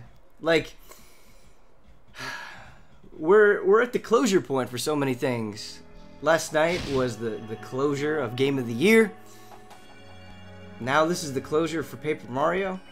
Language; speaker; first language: English; native; English